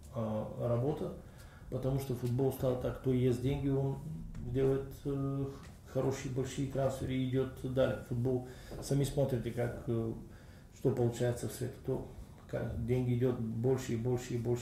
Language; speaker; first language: Russian; non-native, learner; Bulgarian